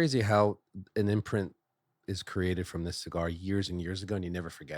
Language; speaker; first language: English; native; English